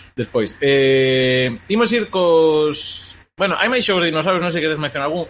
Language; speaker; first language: Galician; non-native, local second language; Spanish